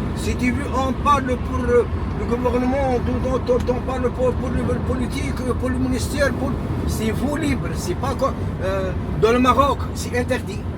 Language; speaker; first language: French; non-native, local second language; Arabic